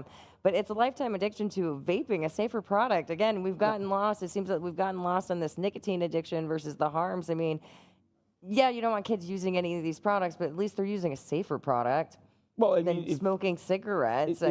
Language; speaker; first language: English; native; English